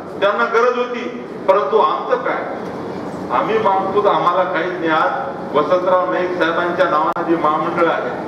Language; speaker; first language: Marathi; non-native, local second language; Lambadi